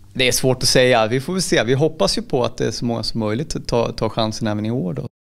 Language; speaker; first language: Swedish; native; Swedish